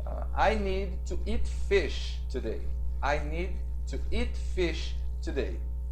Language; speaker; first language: English; non-native, fluent; Portuguese